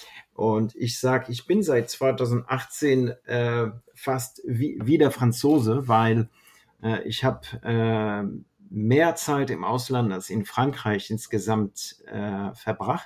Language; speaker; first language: German; non-native, fluent; French